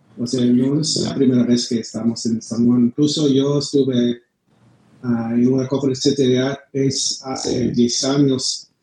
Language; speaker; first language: Spanish; non-native, fluent; English